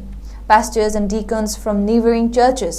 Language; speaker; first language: English; non-native, local second language; Manipuri